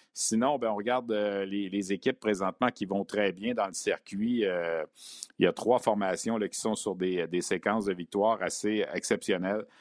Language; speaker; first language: French; native; French